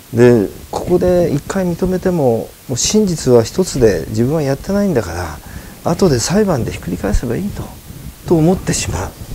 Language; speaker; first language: Japanese; native; Japanese